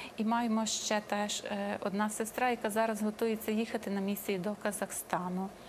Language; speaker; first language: Ukrainian; native; Ukrainian